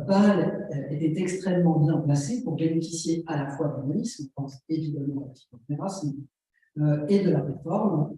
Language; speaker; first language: French; native; French